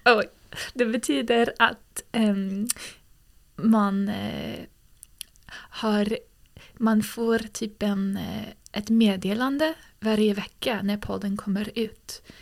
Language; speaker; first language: Swedish; non-native, fluent; English